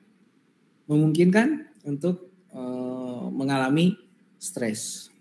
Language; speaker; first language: Indonesian; native; Indonesian